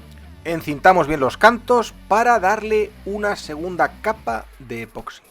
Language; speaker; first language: Spanish; native; Spanish